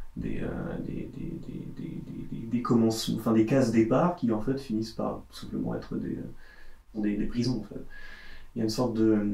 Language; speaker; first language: French; native; French